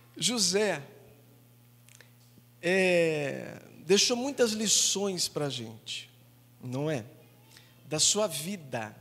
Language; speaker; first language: Portuguese; native; Portuguese